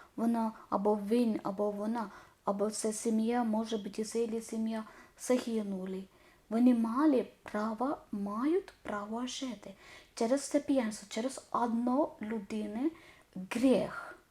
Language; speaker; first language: Ukrainian; non-native, learner; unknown